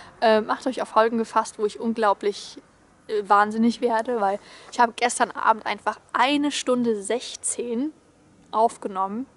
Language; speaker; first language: German; native; German